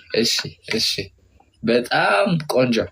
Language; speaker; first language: Amharic; non-native, learner; Tigrinya